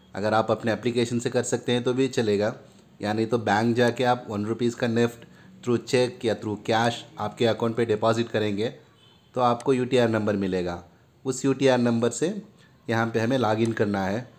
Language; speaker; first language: Hindi; non-native, local second language; Urdu